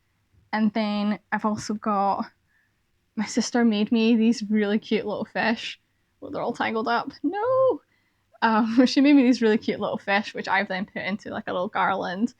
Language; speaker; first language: English; native; English